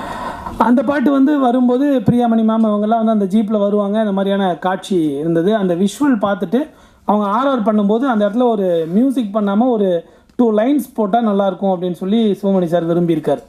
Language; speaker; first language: Tamil; native; Tamil